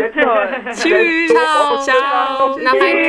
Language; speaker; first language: German; native; German